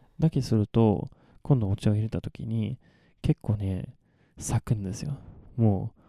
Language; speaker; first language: Japanese; non-native, fluent; Swedish